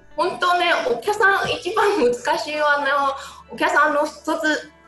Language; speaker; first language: Japanese; non-native, fluent; Chinese